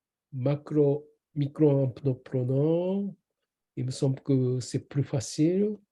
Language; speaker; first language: French; non-native, learner; Japanese